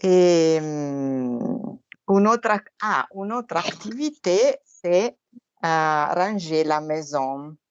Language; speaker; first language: French; non-native, learner; Italian